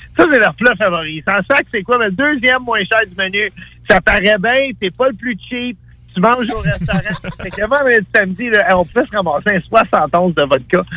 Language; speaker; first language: French; native; French